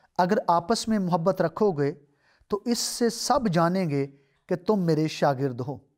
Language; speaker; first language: Urdu; non-native, local second language; Punjabi